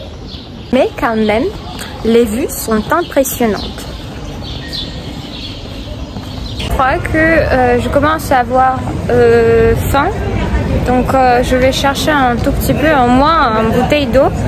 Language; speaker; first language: French; non-native, fluent; Russian